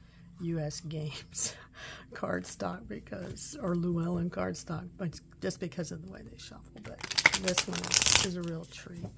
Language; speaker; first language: English; native; English